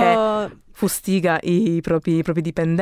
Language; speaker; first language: Italian; native; Italian